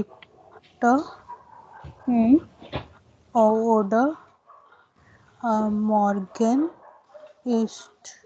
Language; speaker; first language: German; non-native, learner; Hindi